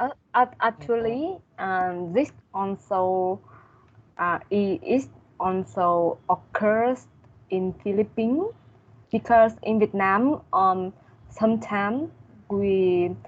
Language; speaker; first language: English; non-native, learner; Vietnamese